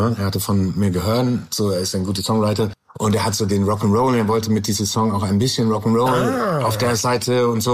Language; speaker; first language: German; non-native, learner; English